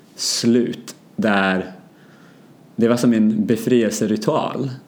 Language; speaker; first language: Swedish; early bilingual, other home language; Amharic